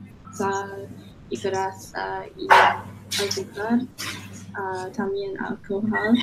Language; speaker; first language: Spanish; non-native, learner; English